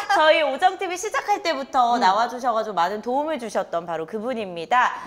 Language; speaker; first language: Korean; native; Korean